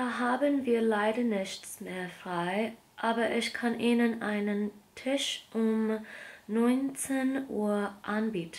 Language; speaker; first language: German; non-native, learner; Korean